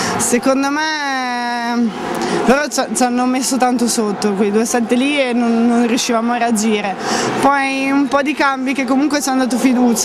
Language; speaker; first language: Italian; native; Italian